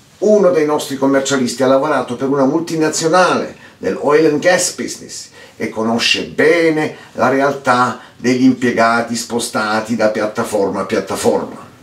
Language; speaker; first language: Italian; early bilingual, heritage; Italian